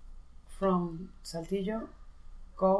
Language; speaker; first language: English; non-native, learner; Spanish